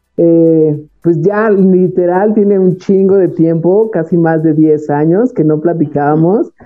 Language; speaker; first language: Spanish; native; Spanish